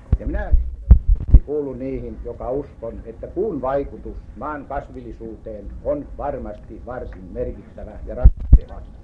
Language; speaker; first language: Finnish; native; Finnish